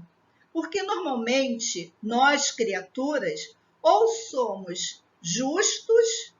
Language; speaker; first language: Portuguese; native; Portuguese